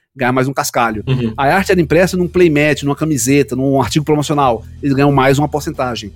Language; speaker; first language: Portuguese; native; Portuguese